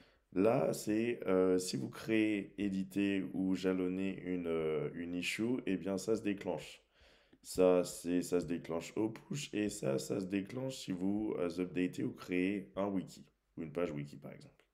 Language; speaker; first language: French; native; French